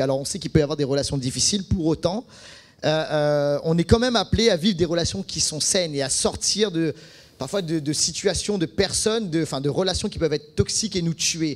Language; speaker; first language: French; native; French